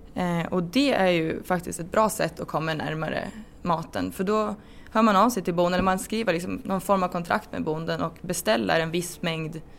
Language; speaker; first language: Swedish; native; Swedish